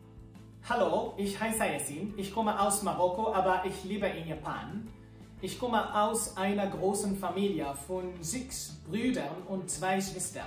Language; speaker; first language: German; non-native, learner; Arabic